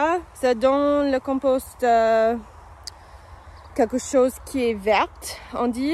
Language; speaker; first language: French; non-native, fluent; English